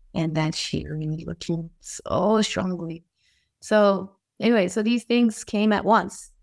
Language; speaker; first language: English; non-native, fluent; Japanese